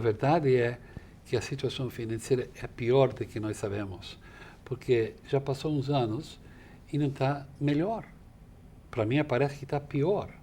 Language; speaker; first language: Portuguese; non-native, fluent; English